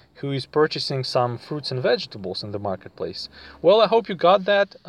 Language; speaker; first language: English; non-native, fluent; Russian